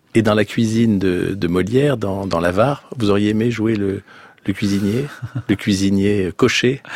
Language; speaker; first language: French; native; French